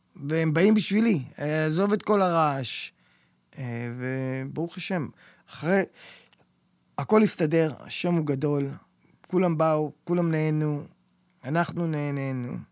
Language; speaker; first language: Hebrew; early bilingual, heritage; Hebrew